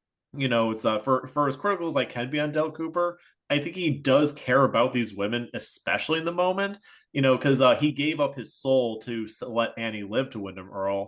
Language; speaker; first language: English; native; English